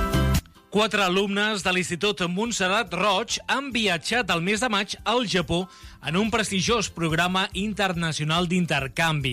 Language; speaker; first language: Catalan; native; Catalan